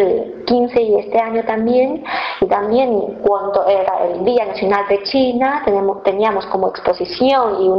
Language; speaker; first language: Spanish; non-native, fluent; Chinese